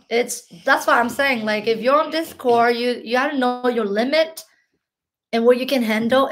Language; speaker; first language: English; early bilingual, other home language; Hmong